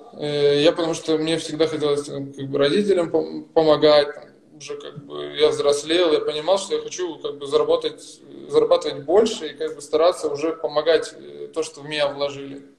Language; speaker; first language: Russian; native; Russian